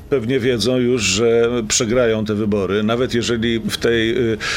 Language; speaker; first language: Polish; native; Polish